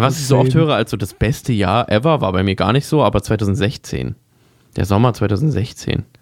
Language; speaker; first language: German; native; German